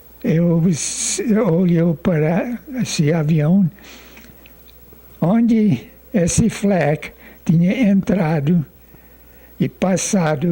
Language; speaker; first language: Portuguese; non-native, fluent; English